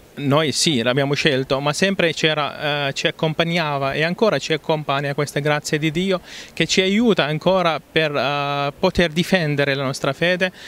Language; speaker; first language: Italian; non-native, fluent; Arabic